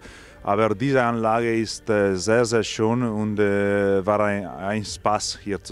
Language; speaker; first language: German; non-native, learner; Italian